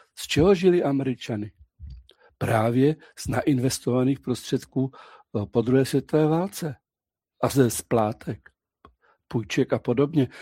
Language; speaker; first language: Czech; native; Czech